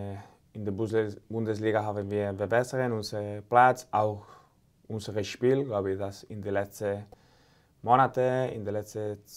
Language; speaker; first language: German; non-native, fluent; Spanish